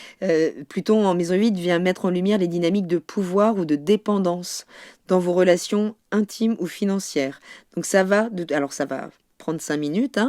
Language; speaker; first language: French; native; French